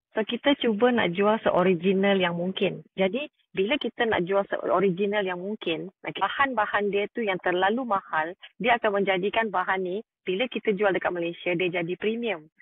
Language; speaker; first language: Malay; native; Malay